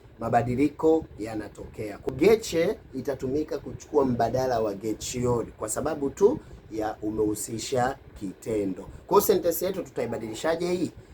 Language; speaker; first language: Swahili; native; Swahili